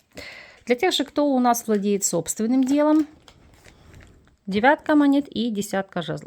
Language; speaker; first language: Russian; native; Russian